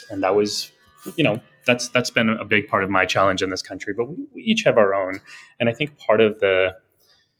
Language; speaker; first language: English; native; English